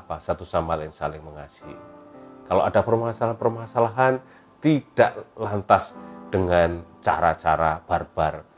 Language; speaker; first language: Indonesian; native; Indonesian